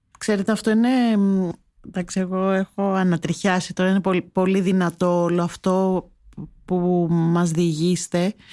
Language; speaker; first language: Greek; native; Greek